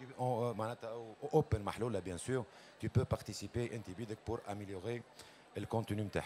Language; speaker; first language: French; non-native, local second language; Arabic